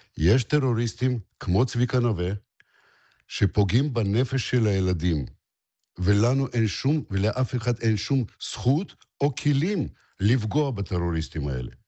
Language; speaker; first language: Hebrew; non-native, fluent; Russian